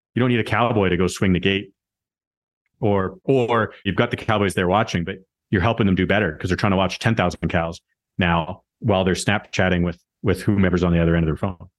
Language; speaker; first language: English; native; English